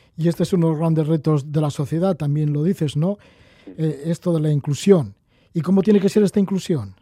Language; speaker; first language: Spanish; native; Spanish